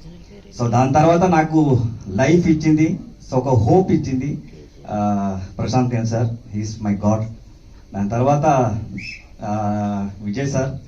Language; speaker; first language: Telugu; non-native, learner; Kannada